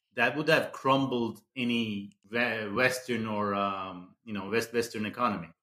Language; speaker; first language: English; non-native, fluent; Turkish